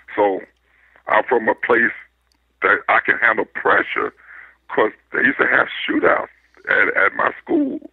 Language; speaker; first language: English; native; English